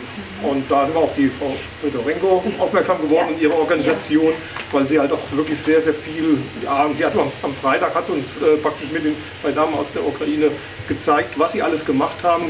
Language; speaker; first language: German; native; German